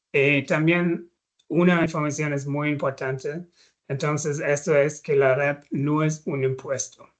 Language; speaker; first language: Spanish; non-native, fluent; German